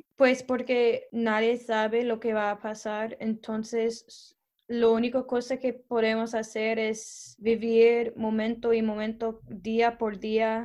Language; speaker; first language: Spanish; non-native, fluent; English